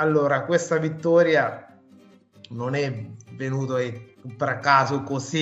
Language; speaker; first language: Italian; non-native, fluent; Sinhala